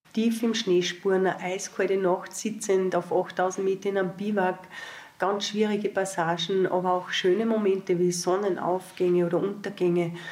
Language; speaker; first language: German; native; German